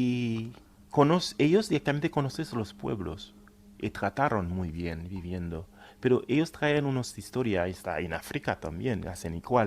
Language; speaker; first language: Spanish; non-native, fluent; Haitian Creole